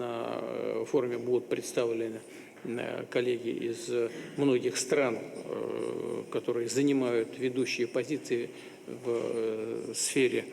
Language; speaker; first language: Russian; native; Russian